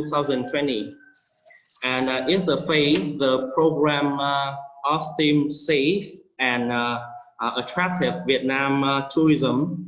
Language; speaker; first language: English; non-native, fluent; Vietnamese